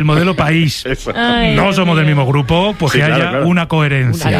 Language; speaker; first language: Spanish; native; Spanish